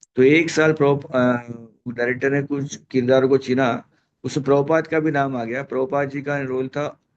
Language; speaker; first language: Hindi; non-native, local second language; Marathi